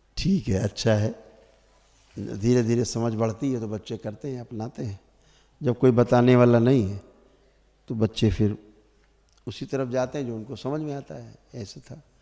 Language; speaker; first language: Hindi; native; Hindi